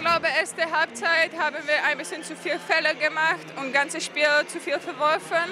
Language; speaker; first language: German; non-native, fluent; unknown